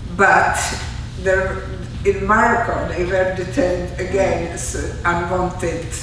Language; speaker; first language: English; non-native, fluent; Czech